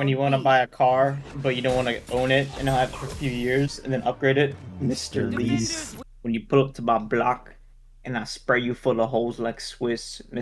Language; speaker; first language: English; native; English